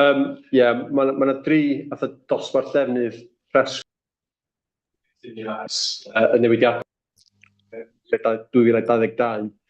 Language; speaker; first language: Welsh; native; Welsh